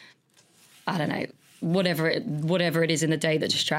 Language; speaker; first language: English; native; English